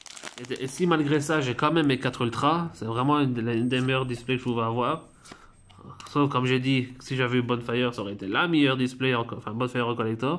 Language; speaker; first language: French; native; French